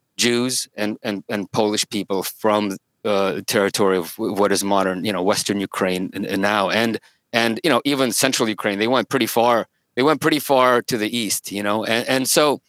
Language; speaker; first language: English; early bilingual, other home language; Russian